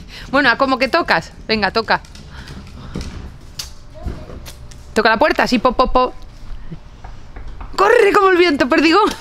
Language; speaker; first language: Spanish; native; Spanish